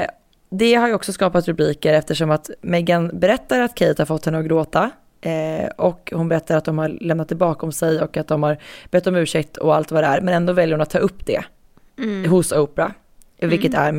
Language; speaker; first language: Swedish; native; Swedish